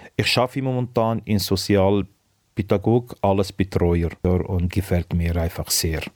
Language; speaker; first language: German; non-native, learner; Arabic